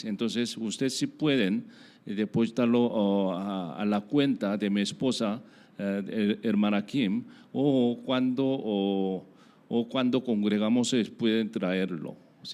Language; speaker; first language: Spanish; non-native, learner; Korean